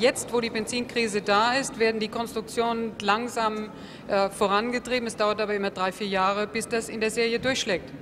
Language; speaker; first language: German; native; German